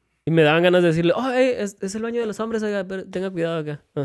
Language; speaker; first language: Spanish; native; Spanish